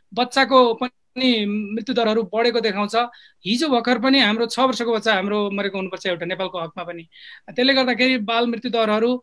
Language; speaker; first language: Nepali; non-native, local second language; Eastern Tamang